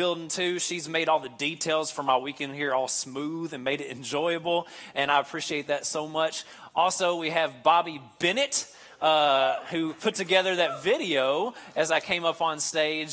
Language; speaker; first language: English; native; English